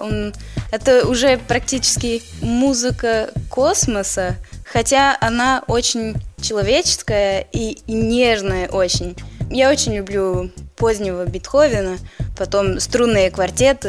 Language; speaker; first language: Russian; early bilingual, heritage; Russian